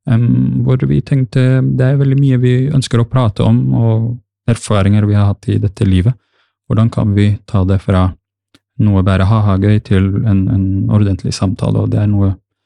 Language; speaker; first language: Norwegian; early bilingual, other home language; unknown